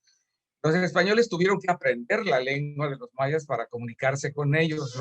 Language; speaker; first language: Spanish; native; Spanish